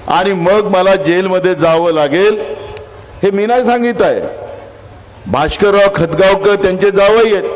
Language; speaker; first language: Marathi; native; Marathi